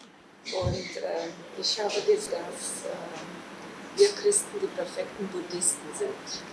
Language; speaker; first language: German; non-native, fluent; Polish